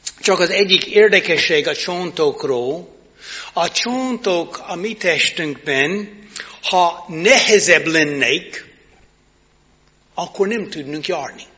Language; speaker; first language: Hungarian; non-native, learner; English